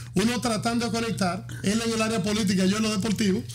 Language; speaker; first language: Spanish; native; Spanish